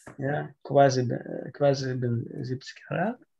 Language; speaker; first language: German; non-native, learner; Russian